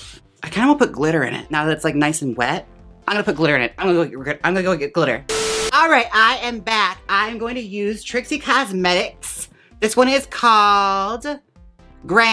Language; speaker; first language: English; native; English